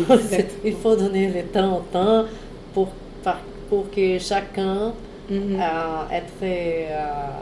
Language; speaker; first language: French; non-native, fluent; Portuguese